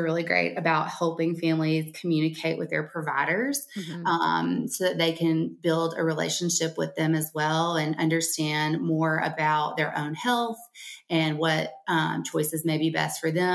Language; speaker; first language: English; native; English